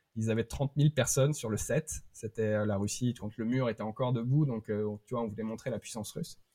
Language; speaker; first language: French; native; French